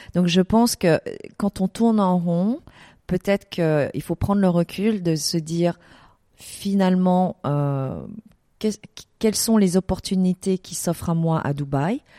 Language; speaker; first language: French; early bilingual, other home language; Vietnamese